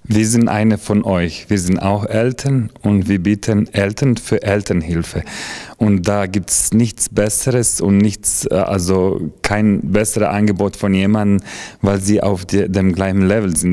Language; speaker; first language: German; non-native, fluent; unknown